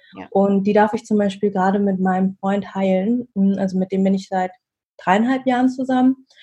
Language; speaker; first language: German; early bilingual, other home language; Vietnamese